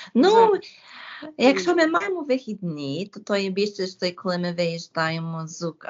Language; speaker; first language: Ukrainian; early bilingual, heritage; Ukrainian